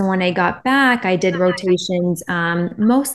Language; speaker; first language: English; native; English